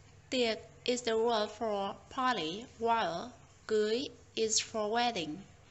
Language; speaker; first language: English; non-native, fluent; Vietnamese